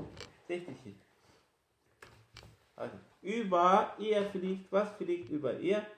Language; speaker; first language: German; non-native, fluent; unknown